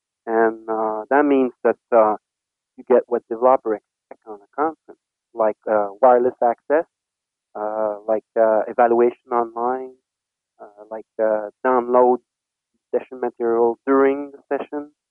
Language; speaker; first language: English; non-native, fluent; French